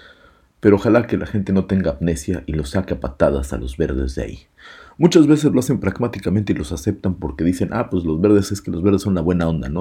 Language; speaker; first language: Spanish; native; Spanish